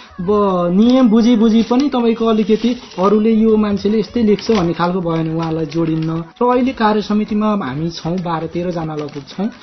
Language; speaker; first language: Nepali; native; Nepali